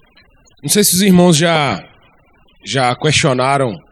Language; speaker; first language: Portuguese; native; Portuguese